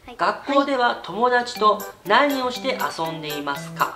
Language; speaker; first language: Japanese; native; Japanese